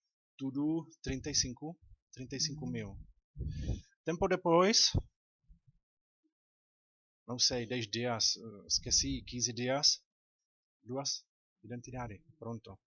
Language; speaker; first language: Portuguese; non-native, learner; Czech